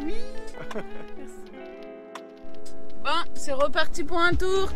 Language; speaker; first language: French; native; French